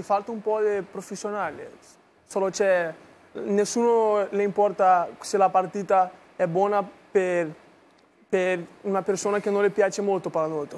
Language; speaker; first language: Italian; non-native, learner; Portuguese